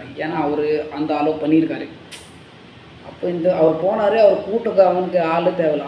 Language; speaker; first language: Tamil; non-native, learner; Hindi